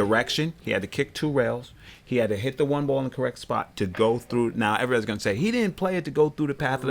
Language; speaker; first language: English; native; English